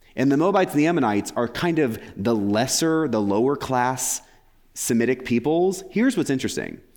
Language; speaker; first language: English; native; English